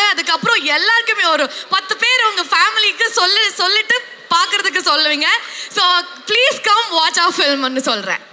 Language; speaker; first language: Tamil; non-native, local second language; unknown